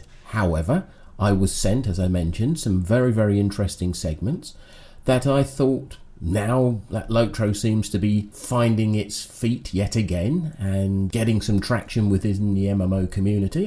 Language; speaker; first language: English; native; English